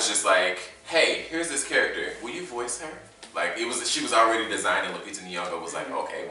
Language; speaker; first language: English; native; English